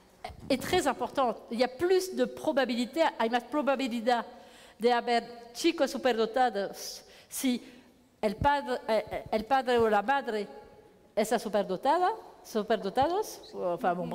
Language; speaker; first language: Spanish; non-native, learner; French